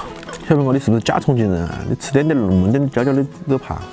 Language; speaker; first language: Chinese; native; Chinese